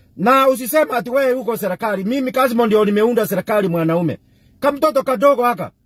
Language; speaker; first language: Swahili; non-native, local second language; Gusii